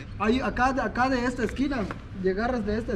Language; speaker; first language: Spanish; native; Spanish